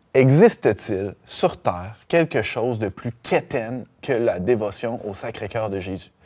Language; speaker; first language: French; native; French